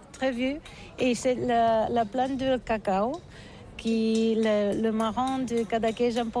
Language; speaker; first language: French; non-native, learner; Catalan